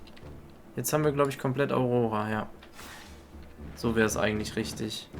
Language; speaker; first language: German; native; German